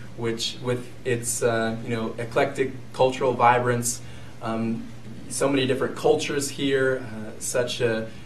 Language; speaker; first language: English; native; English